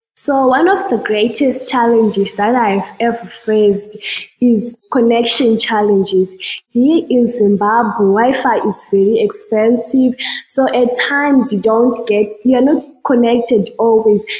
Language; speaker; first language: English; non-native, local second language; Shona